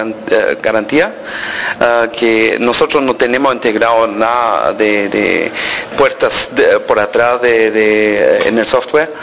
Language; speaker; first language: Spanish; early bilingual, heritage; Spanish